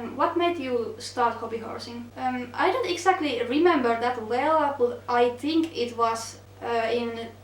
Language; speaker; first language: English; non-native, fluent; Finnish